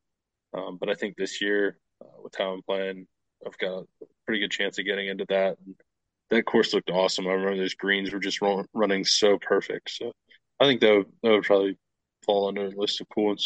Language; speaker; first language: English; native; English